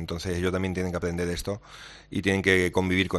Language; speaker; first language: Spanish; native; Spanish